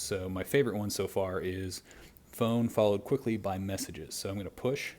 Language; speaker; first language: English; native; English